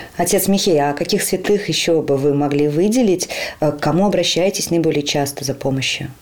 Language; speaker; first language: Russian; native; Russian